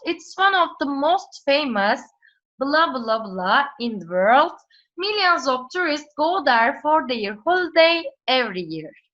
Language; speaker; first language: English; non-native, fluent; Turkish